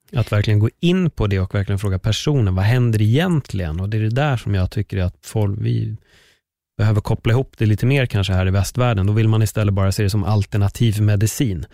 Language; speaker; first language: Swedish; native; Swedish